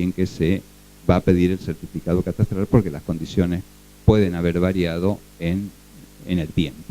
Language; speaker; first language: Spanish; native; Spanish